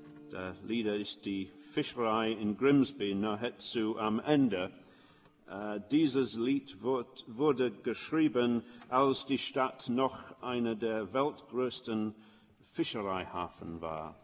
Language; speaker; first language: German; non-native, learner; English